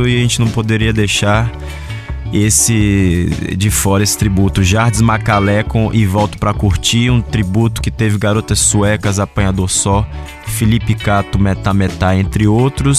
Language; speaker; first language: Portuguese; native; Portuguese